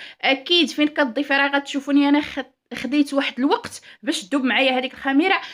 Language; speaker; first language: Arabic; native; Arabic